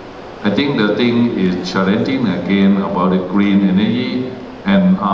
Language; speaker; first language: English; non-native, learner; Thai